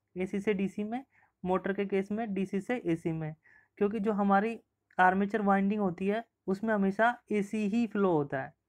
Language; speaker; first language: Hindi; native; Hindi